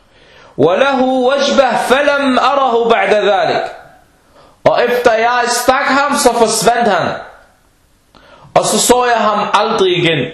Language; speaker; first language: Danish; non-native, fluent; Arabic